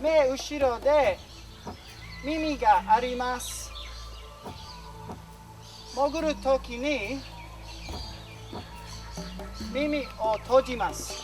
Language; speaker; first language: Japanese; non-native, learner; English